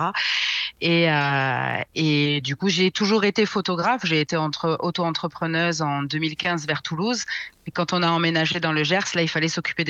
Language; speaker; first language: French; native; French